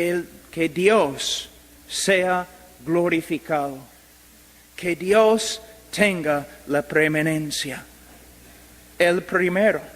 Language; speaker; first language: Spanish; non-native, fluent; English